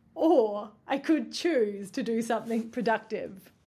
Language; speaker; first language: English; native; English